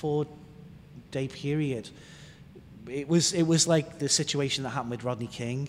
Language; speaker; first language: English; native; English